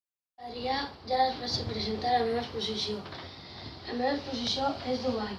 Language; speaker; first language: Catalan; non-native, local second language; Spanish